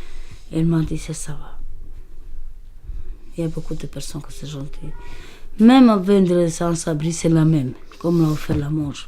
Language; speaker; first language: French; non-native, learner; Romanian